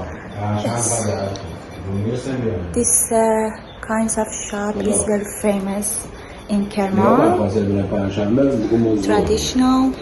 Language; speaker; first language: English; non-native, local second language; Persian